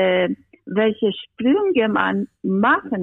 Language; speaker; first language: German; non-native, fluent; Romanian